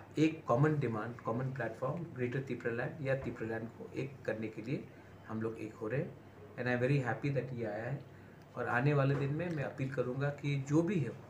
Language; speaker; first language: Hindi; non-native, local second language; Kok Borok